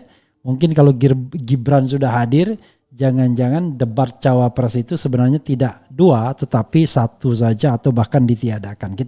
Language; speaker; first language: Indonesian; native; Indonesian